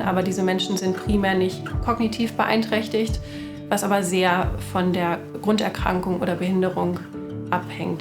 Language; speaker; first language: German; native; German